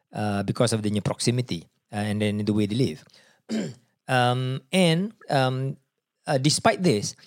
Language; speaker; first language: English; non-native, local second language; Malay